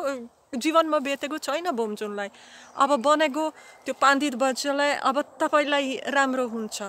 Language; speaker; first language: Nepali; non-native, learner; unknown